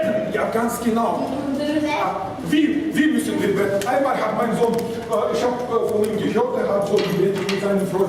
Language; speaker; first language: German; non-native, fluent; Russian